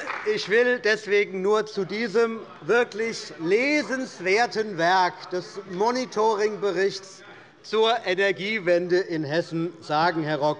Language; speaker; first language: German; native; German